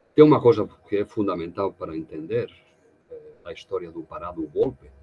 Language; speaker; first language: Portuguese; non-native, fluent; Catalan